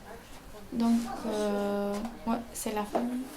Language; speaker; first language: French; early bilingual, other home language; Albanian